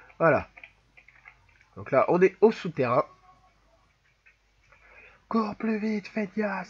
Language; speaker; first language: French; native; French